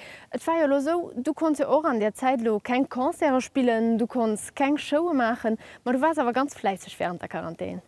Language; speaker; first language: German; non-native, local second language; Luxembourgish